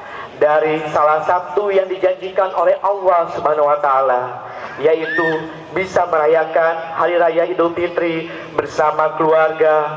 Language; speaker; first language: Indonesian; native; Indonesian